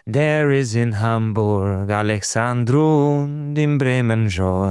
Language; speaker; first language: German; non-native, learner; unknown